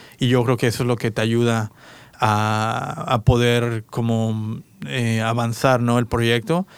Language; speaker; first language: Spanish; native; Spanish